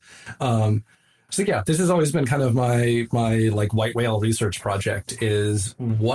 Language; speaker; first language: English; native; English